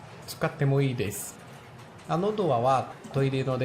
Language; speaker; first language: Japanese; non-native, learner; Portuguese